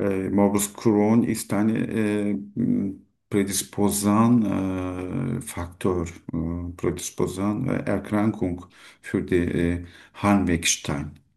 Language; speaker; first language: German; non-native, learner; Turkish